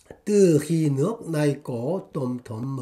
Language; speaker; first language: Vietnamese; non-native, fluent; Korean